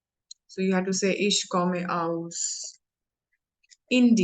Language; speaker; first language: German; non-native, learner; Hindi